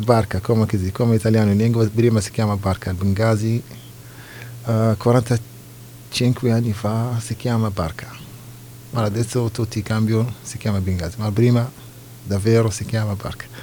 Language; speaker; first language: Italian; non-native, learner; Arabic